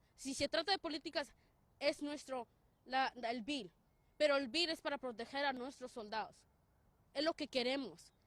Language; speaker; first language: Spanish; early bilingual, heritage; Spanish